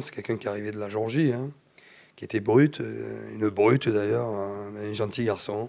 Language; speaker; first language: French; native; French